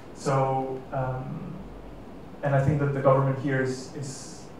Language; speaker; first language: English; non-native, fluent; Catalan